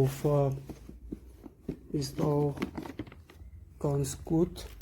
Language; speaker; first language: German; non-native, learner; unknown